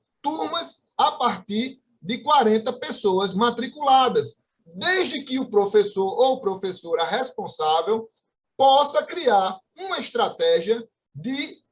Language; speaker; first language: Portuguese; native; Portuguese